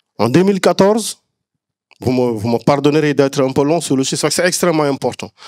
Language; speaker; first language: French; non-native, local second language; Wolof